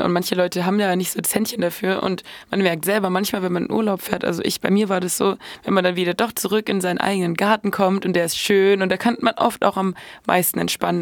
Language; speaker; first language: German; native; German